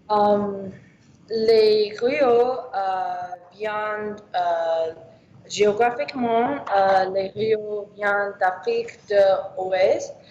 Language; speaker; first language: French; non-native, learner; English